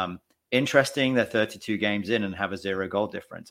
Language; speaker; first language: English; native; English